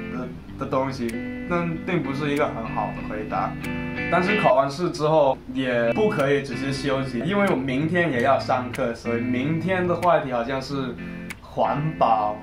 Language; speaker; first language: Chinese; non-native, fluent; English